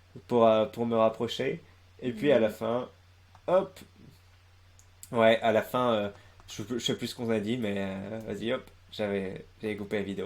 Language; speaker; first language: French; native; French